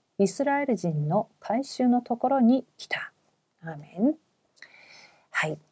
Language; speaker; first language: Japanese; non-native, fluent; Korean